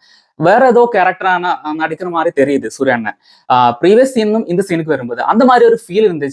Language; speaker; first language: Tamil; non-native, learner; Malayalam